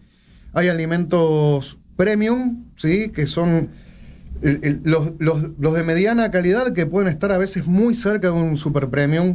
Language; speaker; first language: Spanish; native; Spanish